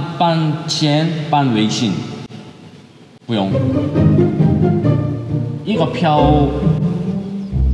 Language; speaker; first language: Chinese; non-native, learner; Korean